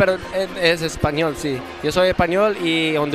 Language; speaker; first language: Spanish; early bilingual, heritage; English